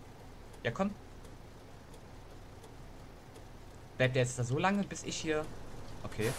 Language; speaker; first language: German; native; German